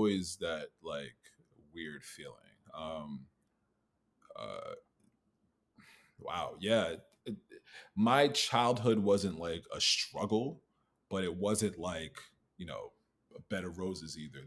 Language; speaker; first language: English; native; English